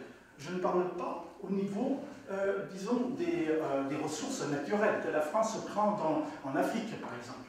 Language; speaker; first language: French; native; French